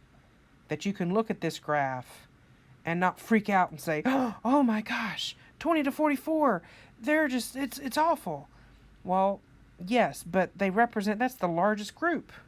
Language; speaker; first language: English; native; English